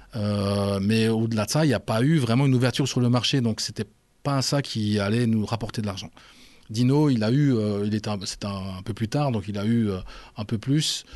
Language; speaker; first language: French; native; French